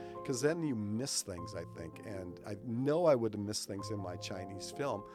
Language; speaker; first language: English; native; English